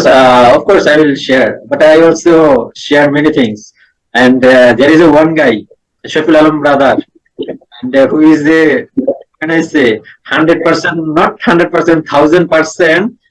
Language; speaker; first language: English; non-native, learner; Bangla